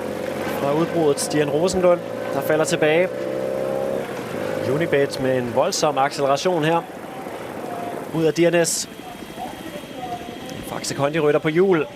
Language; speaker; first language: Danish; native; Danish